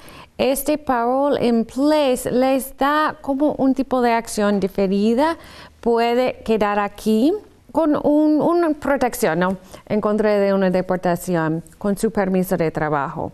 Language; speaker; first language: Spanish; non-native, fluent; English